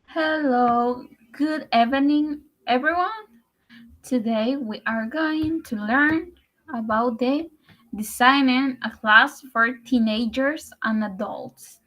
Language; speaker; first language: English; non-native, learner; Spanish